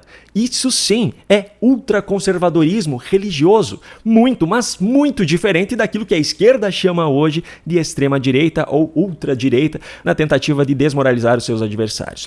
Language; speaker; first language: Portuguese; native; Portuguese